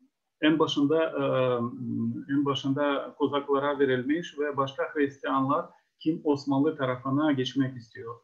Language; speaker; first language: Turkish; non-native, fluent; Ukrainian